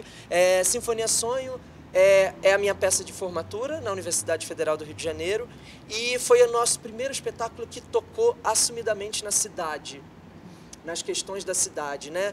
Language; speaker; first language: Portuguese; native; Portuguese